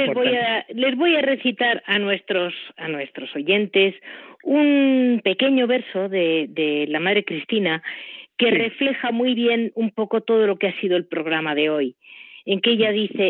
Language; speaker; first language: Spanish; native; Spanish